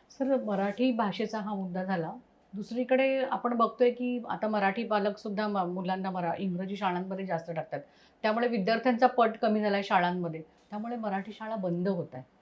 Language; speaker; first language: Marathi; native; Marathi